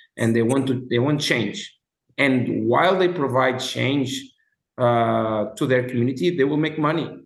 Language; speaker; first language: English; non-native, fluent; Portuguese